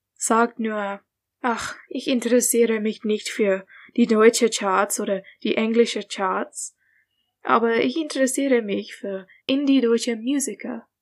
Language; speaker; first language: German; non-native, learner; English